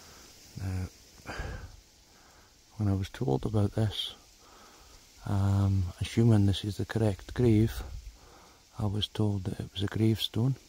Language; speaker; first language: English; native; English